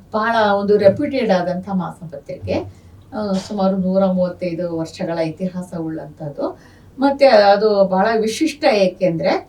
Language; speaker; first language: Kannada; non-native, local second language; Urdu